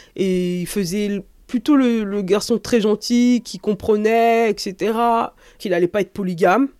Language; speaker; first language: French; native; French